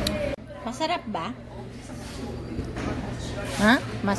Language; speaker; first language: Filipino; non-native, fluent; Korean